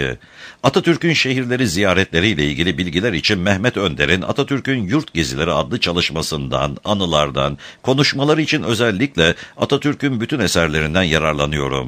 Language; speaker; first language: Turkish; native; Turkish